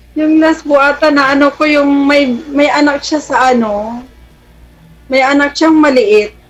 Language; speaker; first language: Filipino; non-native, local second language; Pangasinan